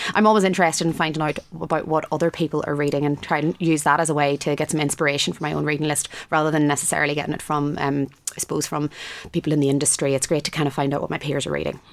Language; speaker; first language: English; native; English